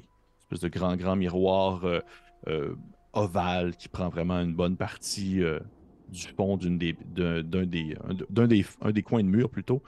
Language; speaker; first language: French; native; French